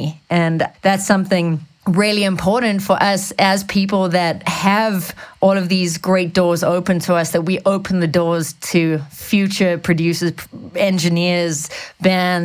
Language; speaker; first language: English; native; English